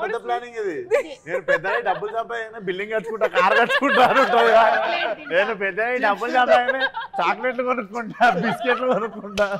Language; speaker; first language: Telugu; native; Telugu